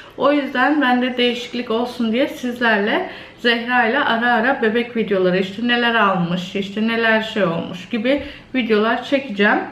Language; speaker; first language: Turkish; early bilingual, other home language; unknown